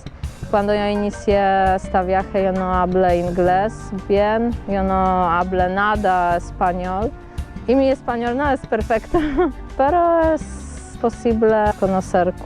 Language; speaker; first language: Spanish; non-native, learner; Polish